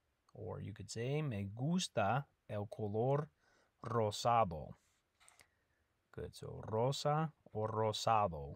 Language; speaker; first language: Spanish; non-native, fluent; English